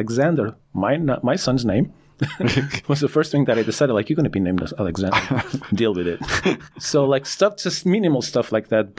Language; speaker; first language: English; non-native, fluent; Portuguese